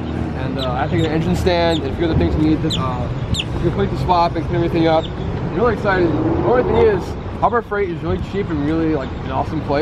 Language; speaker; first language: English; native; English